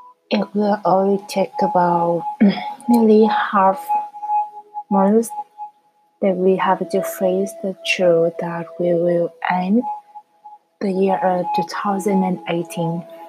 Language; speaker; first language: English; non-native, learner; Vietnamese